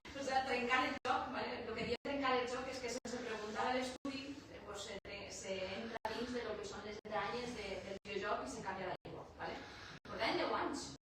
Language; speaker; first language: Catalan; native; Catalan